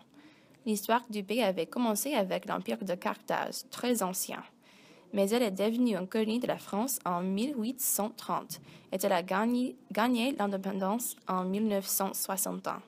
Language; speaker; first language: French; non-native, learner; English